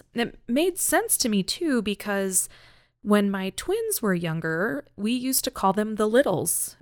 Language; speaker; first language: English; native; English